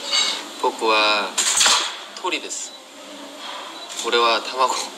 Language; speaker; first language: Japanese; non-native, fluent; Korean